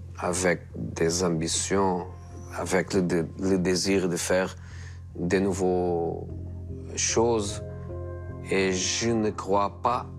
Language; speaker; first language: French; non-native, fluent; Portuguese